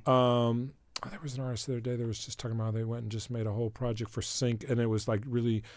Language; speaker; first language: English; native; English